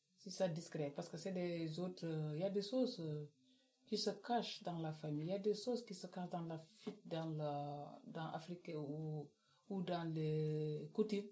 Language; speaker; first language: French; non-native, local second language; Wolof